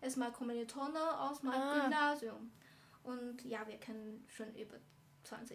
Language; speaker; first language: German; non-native, learner; Chinese